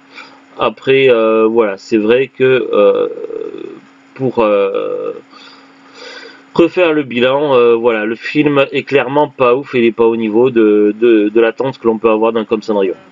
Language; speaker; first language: French; native; French